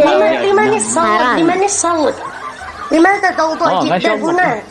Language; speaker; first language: Arabic; non-native, learner; Indonesian